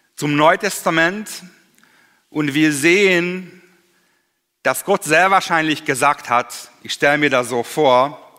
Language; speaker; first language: German; non-native, fluent; Hungarian